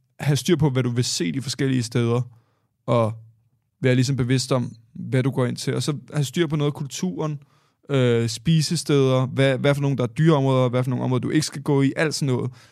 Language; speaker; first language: Danish; native; Danish